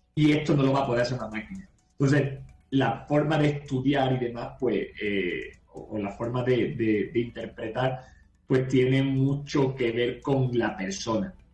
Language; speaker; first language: Spanish; native; Spanish